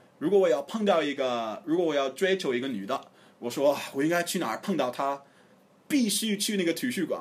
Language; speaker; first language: Chinese; non-native, fluent; English